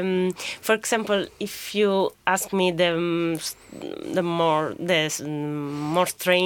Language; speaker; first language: English; non-native, fluent; Italian